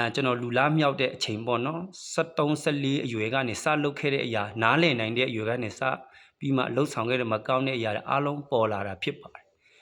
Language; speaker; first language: Burmese; non-native, local second language; Shwe Palaung